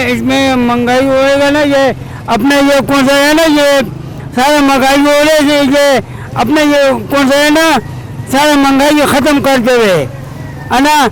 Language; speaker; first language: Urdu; non-native, local second language; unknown